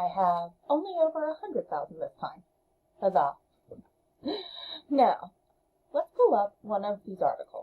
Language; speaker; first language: English; native; English